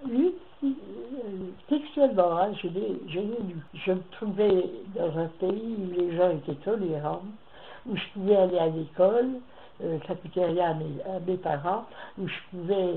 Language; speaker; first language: French; native; French